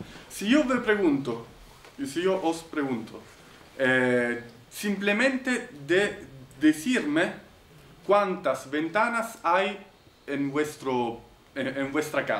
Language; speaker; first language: Spanish; non-native, fluent; Italian